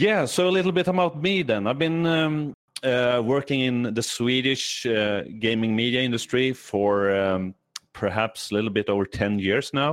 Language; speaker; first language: English; non-native, fluent; Swedish